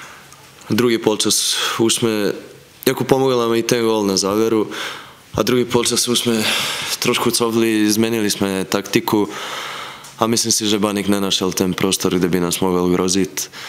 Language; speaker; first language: Czech; non-native, fluent; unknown